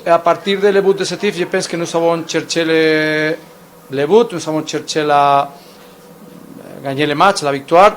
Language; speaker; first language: French; non-native, fluent; Spanish